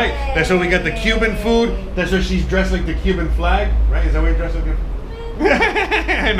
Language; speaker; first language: English; native; English